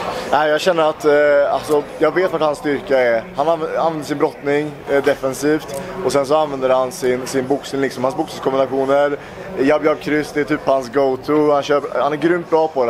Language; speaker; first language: Swedish; native; Swedish